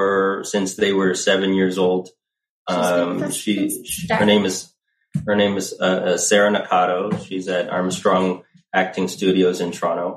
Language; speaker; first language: English; native; English